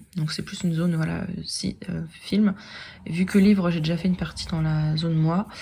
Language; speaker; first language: French; native; French